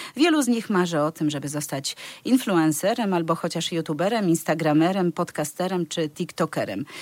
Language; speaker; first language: Polish; native; Polish